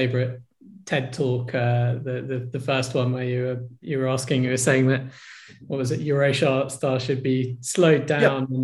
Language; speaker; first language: English; native; English